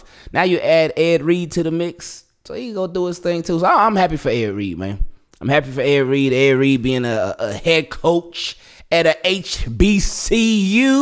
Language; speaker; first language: English; native; English